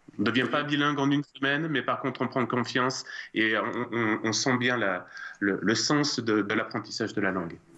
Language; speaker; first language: French; native; French